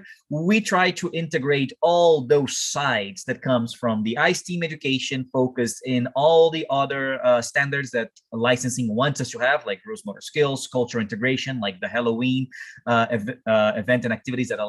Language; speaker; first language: English; non-native, fluent; Portuguese